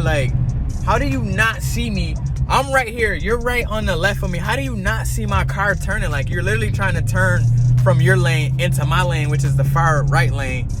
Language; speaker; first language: English; native; English